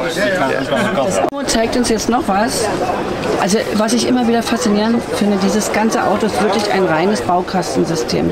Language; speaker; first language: German; native; German